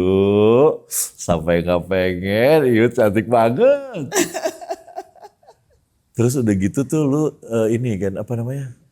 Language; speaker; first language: Indonesian; native; Indonesian